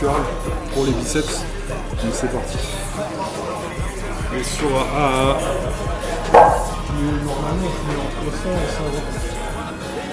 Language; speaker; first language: French; native; French